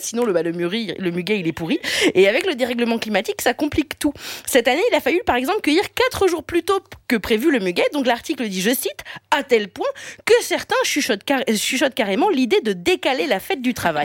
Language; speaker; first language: French; native; French